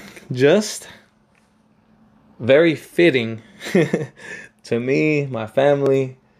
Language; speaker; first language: English; early bilingual, other home language; Spanish